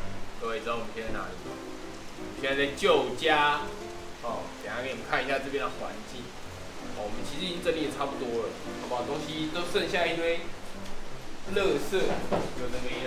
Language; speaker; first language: Chinese; native; Chinese